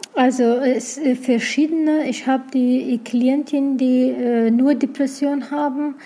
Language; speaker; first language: German; non-native, learner; Arabic